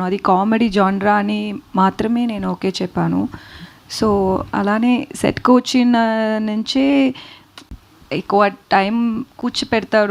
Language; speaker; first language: Telugu; non-native, fluent; Tamil